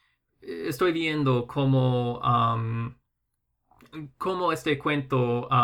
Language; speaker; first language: Spanish; non-native, fluent; English